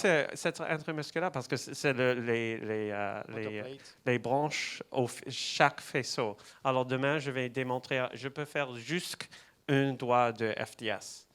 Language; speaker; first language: French; non-native, fluent; English